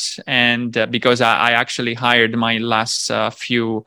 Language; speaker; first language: English; non-native, fluent; Italian